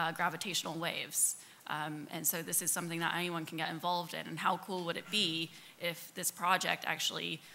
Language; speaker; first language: English; native; English